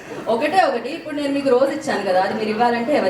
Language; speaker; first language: Telugu; native; Telugu